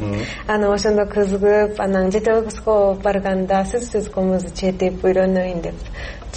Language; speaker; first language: Kyrgyz; non-native, learner; Japanese